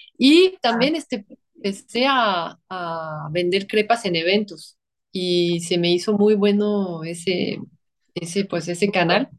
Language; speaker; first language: Spanish; non-native, fluent; French